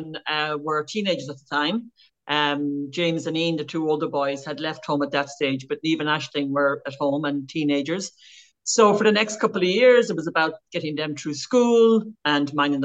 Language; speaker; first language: English; native; English